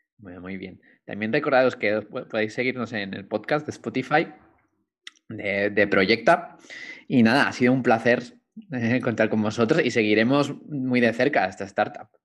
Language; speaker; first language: Spanish; native; Spanish